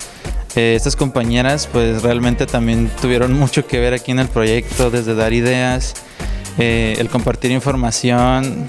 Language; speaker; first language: Spanish; native; Spanish